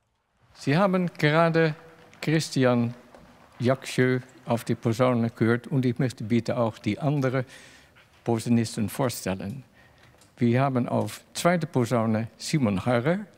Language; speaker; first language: German; non-native, fluent; Dutch